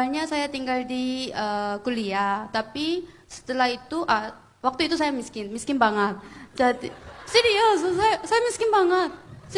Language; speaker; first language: Indonesian; non-native, fluent; Korean